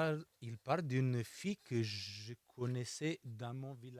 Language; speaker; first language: French; non-native, fluent; Romanian